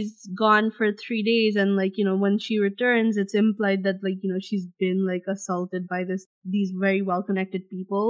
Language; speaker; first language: English; non-native, local second language; Bangla